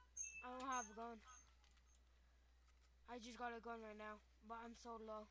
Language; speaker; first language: English; native; English